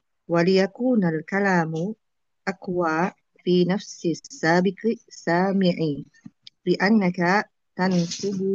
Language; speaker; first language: Arabic; non-native, learner; Indonesian